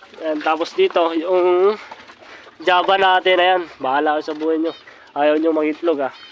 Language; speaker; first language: Filipino; native; Filipino